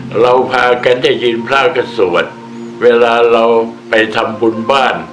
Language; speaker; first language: Thai; native; Thai